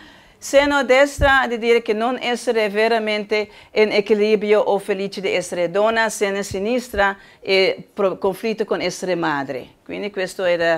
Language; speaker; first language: Italian; non-native, learner; Spanish